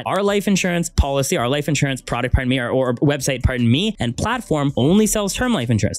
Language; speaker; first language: English; native; English